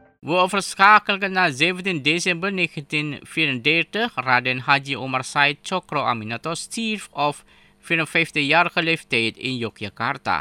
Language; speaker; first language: Dutch; non-native, fluent; Indonesian